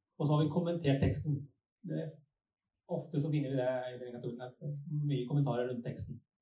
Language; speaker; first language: Norwegian; non-native, fluent; Spanish